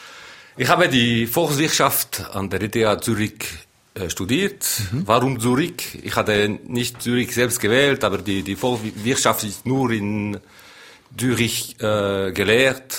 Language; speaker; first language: German; non-native, local second language; French